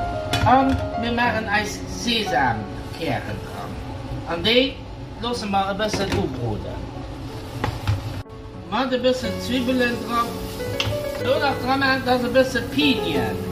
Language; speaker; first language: German; non-native, learner; Dutch